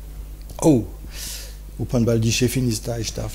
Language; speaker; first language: German; non-native, fluent; French